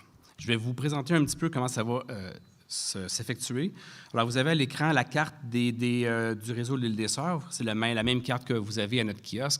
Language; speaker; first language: French; native; French